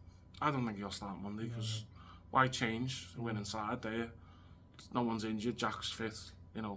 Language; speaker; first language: English; native; English